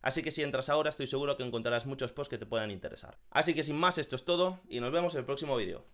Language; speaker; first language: Spanish; native; Spanish